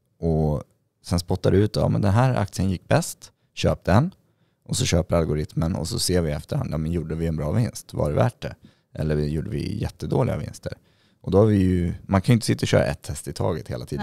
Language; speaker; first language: Swedish; native; Swedish